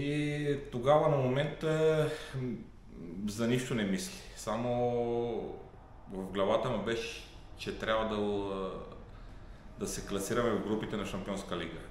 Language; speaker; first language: Bulgarian; non-native, fluent; Romanian